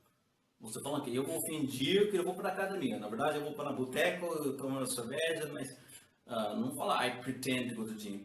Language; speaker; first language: Portuguese; non-native, learner; English